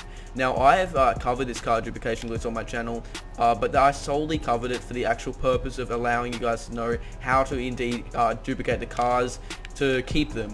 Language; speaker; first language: English; native; English